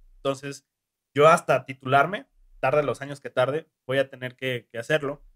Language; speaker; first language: Spanish; native; Spanish